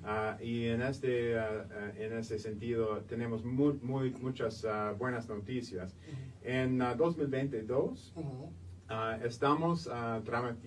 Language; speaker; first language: Spanish; non-native, fluent; English